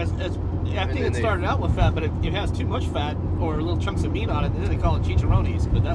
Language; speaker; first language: English; native; English